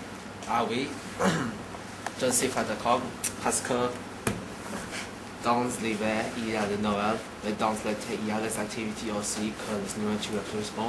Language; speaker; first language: French; non-native, learner; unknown